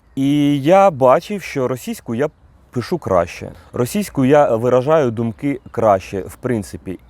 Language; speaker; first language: Ukrainian; native; Ukrainian